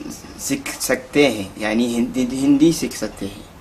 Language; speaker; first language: Hindi; non-native, fluent; Hausa